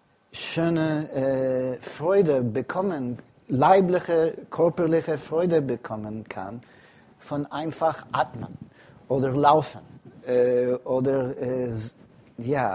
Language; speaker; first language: German; non-native, fluent; English